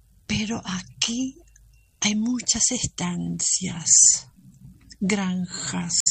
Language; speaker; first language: Spanish; non-native, learner; German